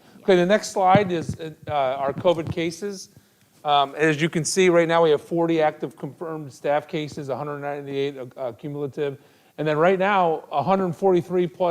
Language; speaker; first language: English; native; English